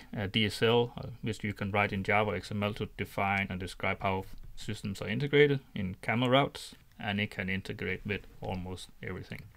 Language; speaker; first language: English; non-native, fluent; Danish